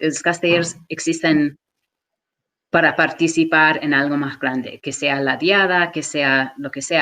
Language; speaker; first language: Spanish; non-native, fluent; English